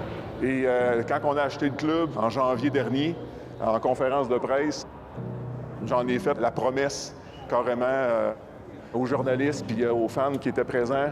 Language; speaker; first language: French; native; French